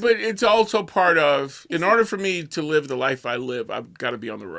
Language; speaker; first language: English; native; English